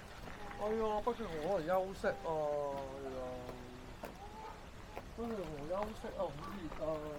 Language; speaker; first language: Cantonese; native; Cantonese